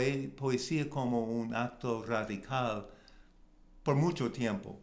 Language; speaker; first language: Spanish; non-native, learner; English